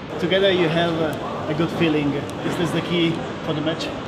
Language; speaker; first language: English; non-native, learner; Italian